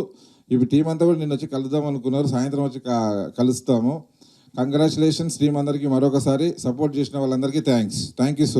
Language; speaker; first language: Telugu; native; Telugu